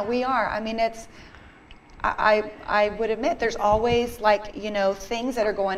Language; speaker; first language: English; native; English